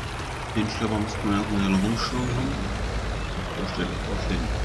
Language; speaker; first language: German; native; German